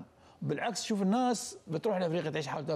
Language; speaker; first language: Arabic; native; Arabic